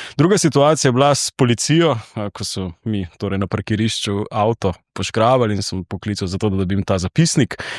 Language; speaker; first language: Slovenian; native; Slovenian